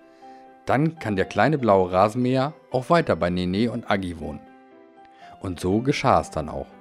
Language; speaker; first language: German; native; German